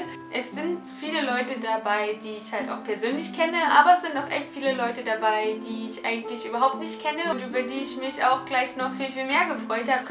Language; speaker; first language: German; native; German